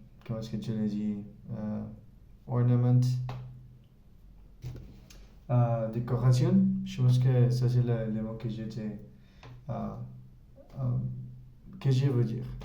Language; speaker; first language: French; non-native, learner; Spanish